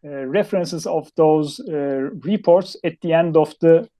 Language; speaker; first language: English; non-native, fluent; Turkish